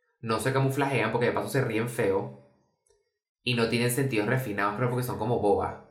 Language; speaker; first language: Spanish; native; Spanish